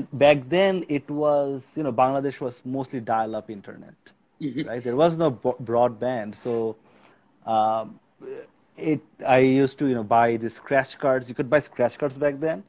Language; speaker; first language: English; non-native, local second language; Bangla